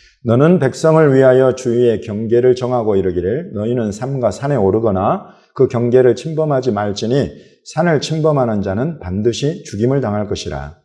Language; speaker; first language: Korean; native; Korean